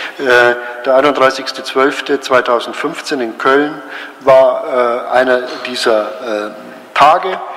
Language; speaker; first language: German; native; German